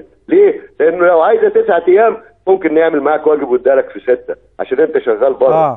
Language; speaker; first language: Arabic; native; Arabic